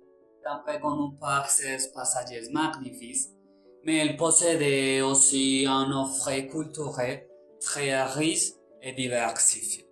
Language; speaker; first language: French; non-native, learner; Spanish